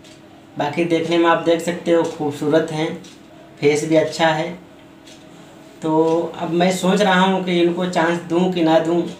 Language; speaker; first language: Hindi; native; Hindi